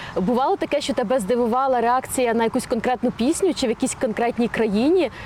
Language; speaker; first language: Ukrainian; native; Ukrainian